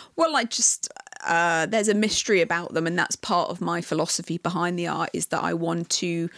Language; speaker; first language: English; native; English